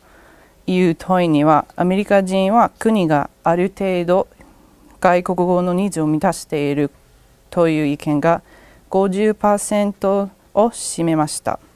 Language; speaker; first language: Japanese; non-native, learner; English